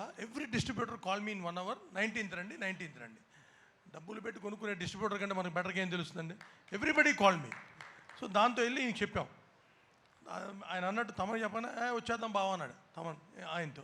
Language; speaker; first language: Telugu; native; Telugu